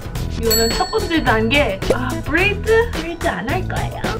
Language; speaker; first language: Korean; non-native, fluent; English